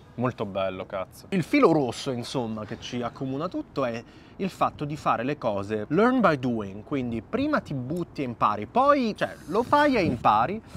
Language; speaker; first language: Italian; native; Italian